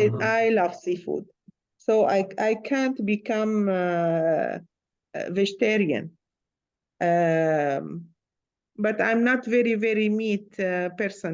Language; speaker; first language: English; non-native, learner; Arabic